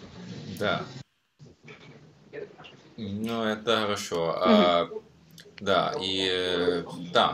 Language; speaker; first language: Russian; non-native, learner; Norwegian